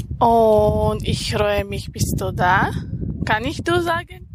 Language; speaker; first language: German; non-native, learner; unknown